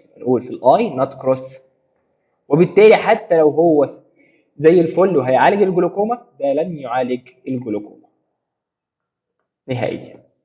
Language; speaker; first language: Arabic; native; Arabic